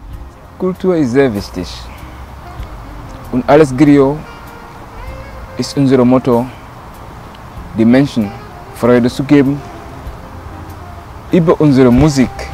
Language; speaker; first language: German; non-native, local second language; Wolof